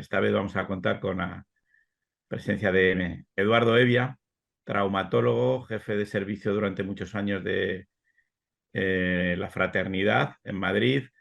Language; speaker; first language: Spanish; native; Spanish